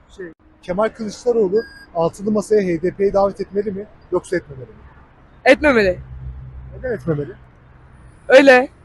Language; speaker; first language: Turkish; native; Turkish